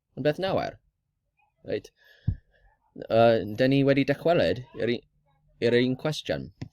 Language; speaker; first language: Welsh; non-native, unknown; English